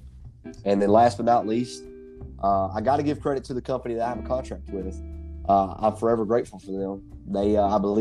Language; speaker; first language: English; native; English